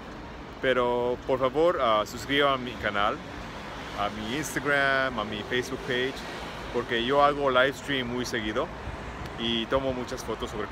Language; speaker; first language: Spanish; early bilingual, heritage; Spanish